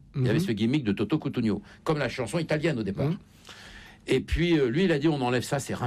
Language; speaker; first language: French; native; French